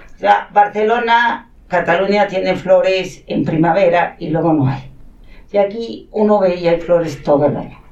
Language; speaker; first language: Spanish; non-native, local second language; Catalan